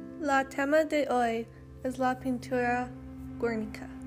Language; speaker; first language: Spanish; non-native, learner; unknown